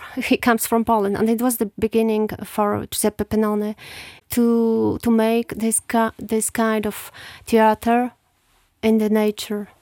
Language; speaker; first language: English; non-native, fluent; Polish